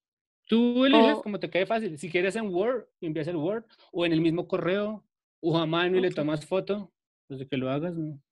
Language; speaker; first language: Spanish; native; Spanish